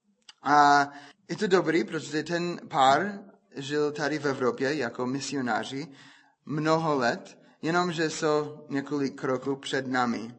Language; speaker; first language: Czech; non-native, fluent; English